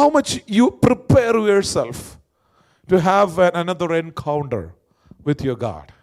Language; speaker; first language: English; non-native, local second language; Malayalam